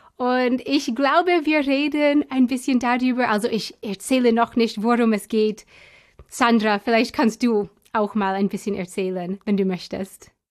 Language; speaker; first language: German; non-native, fluent; English